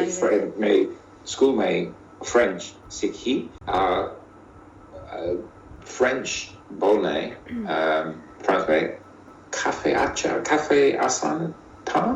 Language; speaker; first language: Hindi; non-native, learner; English